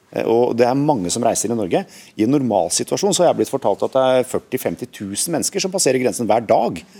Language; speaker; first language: Norwegian; native; Norwegian